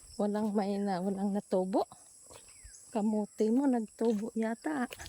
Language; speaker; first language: Filipino; non-native, local second language; Cebuano